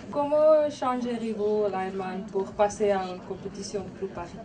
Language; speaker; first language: French; non-native, learner; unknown